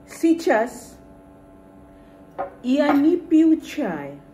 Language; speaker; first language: Russian; non-native, fluent; Bangla